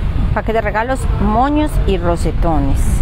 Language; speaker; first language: Spanish; native; Spanish